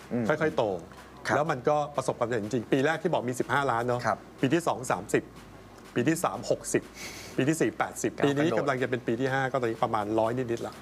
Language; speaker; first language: Thai; native; Thai